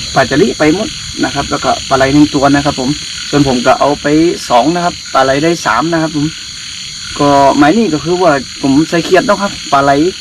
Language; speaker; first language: Thai; native; Thai